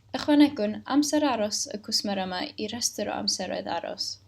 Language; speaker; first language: Welsh; native; Welsh